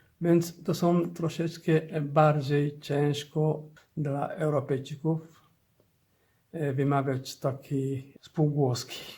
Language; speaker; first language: Polish; non-native, learner; Somali